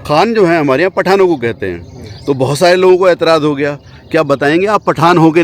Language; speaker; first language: Hindi; native; Hindi